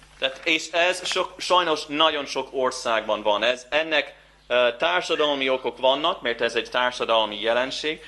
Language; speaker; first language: Hungarian; non-native, fluent; English